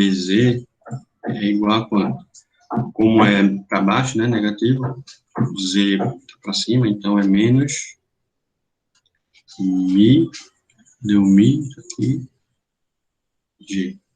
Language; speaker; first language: Portuguese; native; Portuguese